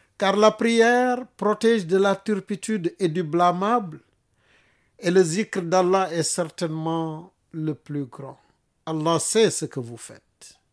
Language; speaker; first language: French; non-native, local second language; Wolof